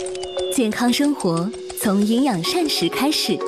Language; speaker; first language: Chinese; native; Chinese